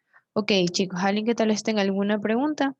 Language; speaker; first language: Spanish; native; Spanish